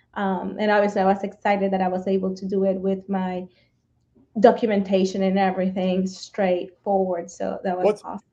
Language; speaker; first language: English; non-native, fluent; Spanish